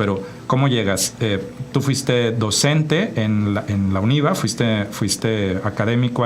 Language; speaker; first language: Spanish; native; Spanish